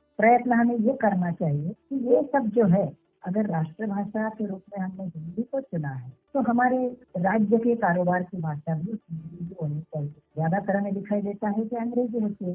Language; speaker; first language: Hindi; non-native, local second language; Marathi